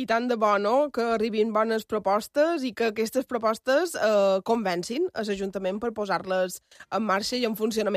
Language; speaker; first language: Catalan; native; Catalan